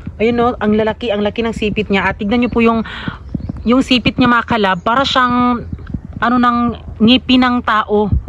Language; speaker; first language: Filipino; non-native, local second language; Cebuano